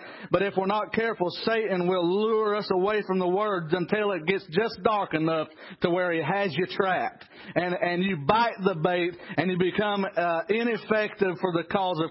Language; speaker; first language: English; native; English